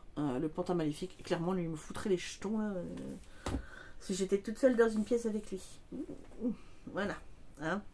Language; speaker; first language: French; native; French